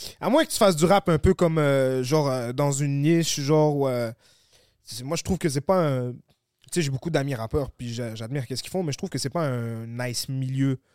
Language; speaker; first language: French; native; French